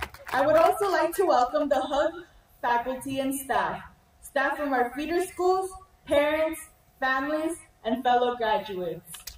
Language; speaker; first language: English; native; English